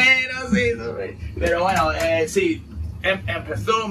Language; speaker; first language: Spanish; non-native, learner; English